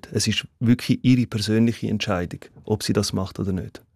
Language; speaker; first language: German; early bilingual, other home language; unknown